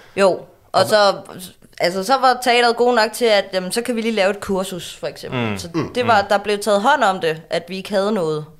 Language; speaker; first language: Danish; native; Danish